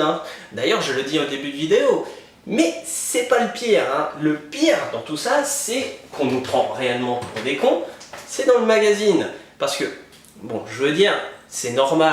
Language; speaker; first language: French; native; French